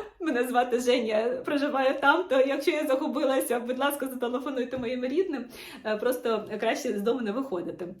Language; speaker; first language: Ukrainian; non-native, local second language; Russian